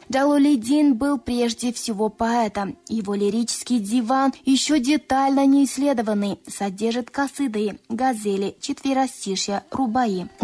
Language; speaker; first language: Russian; non-native, local second language; Tajik